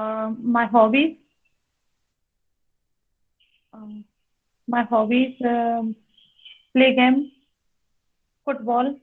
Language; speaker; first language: English; non-native, learner; Hindi